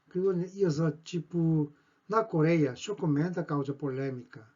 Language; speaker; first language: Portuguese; non-native, fluent; Korean